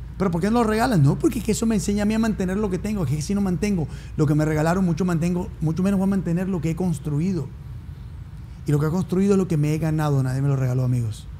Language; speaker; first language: Spanish; native; Spanish